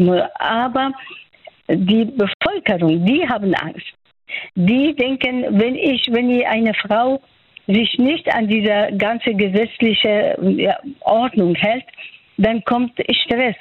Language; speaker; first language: German; non-native, fluent; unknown